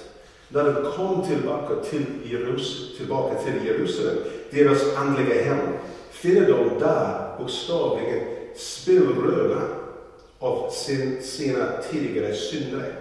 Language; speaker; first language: Swedish; non-native, learner; English